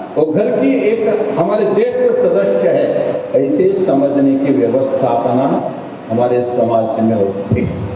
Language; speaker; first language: Hindi; non-native, local second language; Marathi